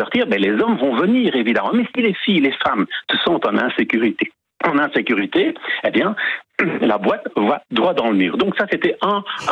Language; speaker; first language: French; native; French